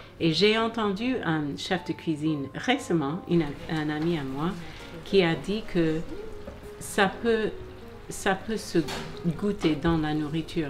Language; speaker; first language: French; non-native, fluent; English